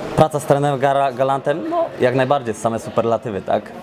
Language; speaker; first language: Polish; native; Polish